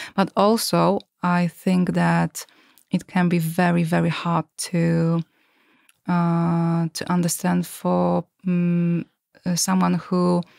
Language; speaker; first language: English; non-native, fluent; Polish